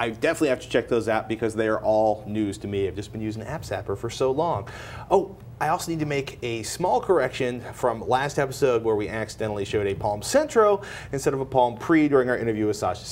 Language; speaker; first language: English; native; English